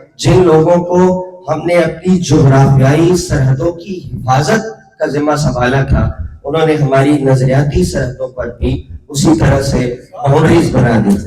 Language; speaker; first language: Urdu; non-native, local second language; Punjabi